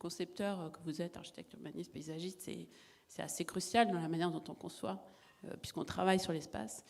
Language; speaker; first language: French; native; French